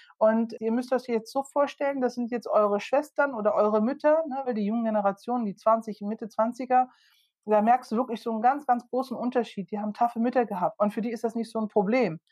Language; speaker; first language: German; early bilingual, other home language; Turkish